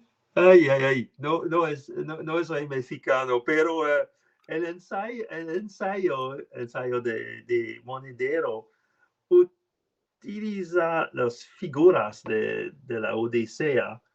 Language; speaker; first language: Spanish; non-native, learner; French